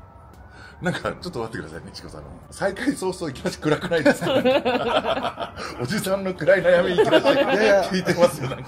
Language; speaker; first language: Japanese; native; Japanese